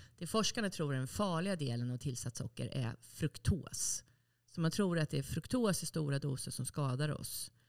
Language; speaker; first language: Swedish; native; Swedish